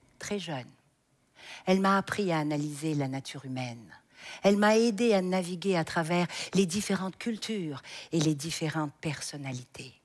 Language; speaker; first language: French; native; French